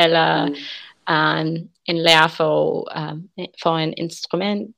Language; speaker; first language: Danish; non-native, learner; English